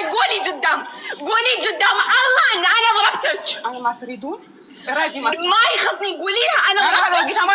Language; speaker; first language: Arabic; non-native, learner; Amharic